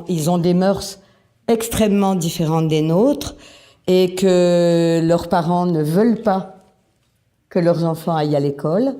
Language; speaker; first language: French; native; French